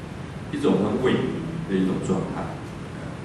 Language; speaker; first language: Chinese; native; Chinese